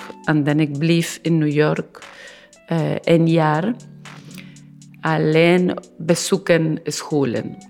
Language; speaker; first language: Dutch; non-native, learner; Spanish